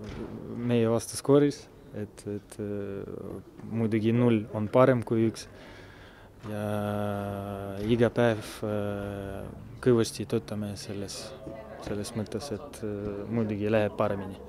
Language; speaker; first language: Estonian; non-native, local second language; Russian